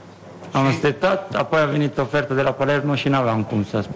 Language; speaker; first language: Romanian; non-native, fluent; Italian